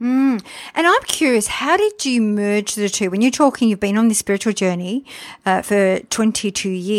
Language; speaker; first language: English; native; English